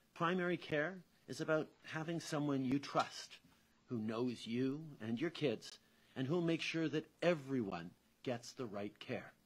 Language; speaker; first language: English; early bilingual, other home language; French